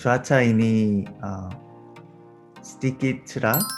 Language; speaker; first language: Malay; non-native, learner; Korean